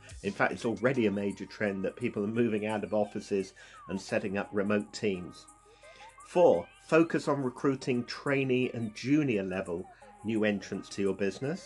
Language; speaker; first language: English; native; English